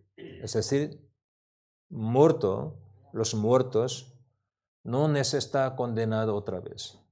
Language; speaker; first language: Spanish; non-native, learner; Korean